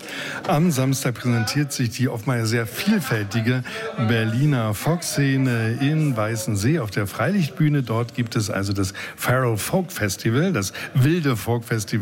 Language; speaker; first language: German; native; German